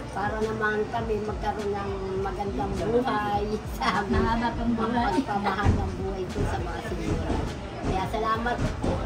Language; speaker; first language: Filipino; native; Filipino